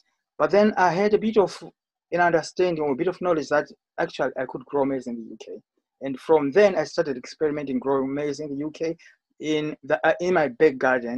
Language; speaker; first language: English; non-native, local second language; Shona